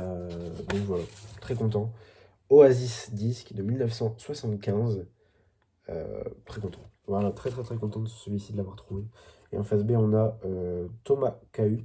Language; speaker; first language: French; native; French